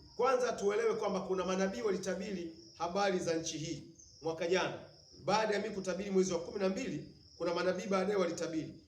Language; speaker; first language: Swahili; native; Swahili